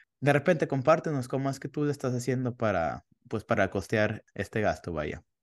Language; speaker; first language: Spanish; native; Spanish